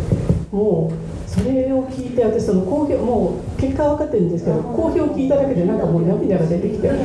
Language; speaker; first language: Japanese; native; Japanese